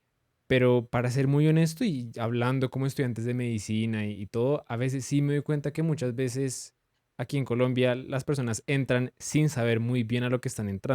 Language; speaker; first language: Spanish; native; Spanish